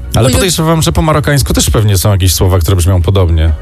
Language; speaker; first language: Polish; native; Polish